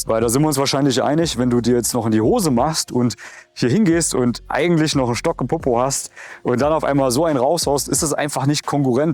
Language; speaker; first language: German; native; German